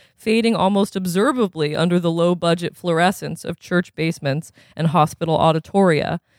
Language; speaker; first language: English; native; English